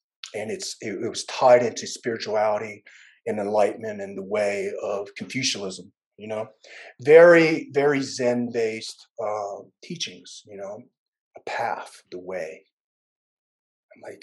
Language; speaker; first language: English; early bilingual, other home language; Vietnamese